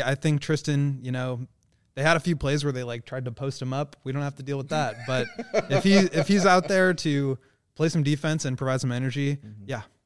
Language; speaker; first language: English; native; English